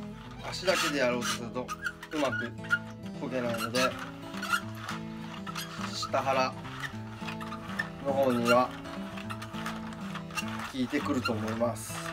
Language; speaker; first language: Japanese; native; Japanese